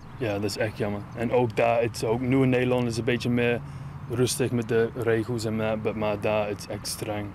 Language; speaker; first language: Dutch; non-native, learner; English